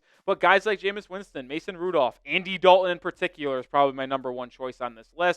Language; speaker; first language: English; native; English